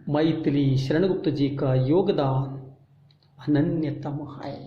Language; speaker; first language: Hindi; non-native, local second language; Kannada